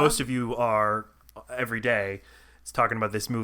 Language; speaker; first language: English; native; English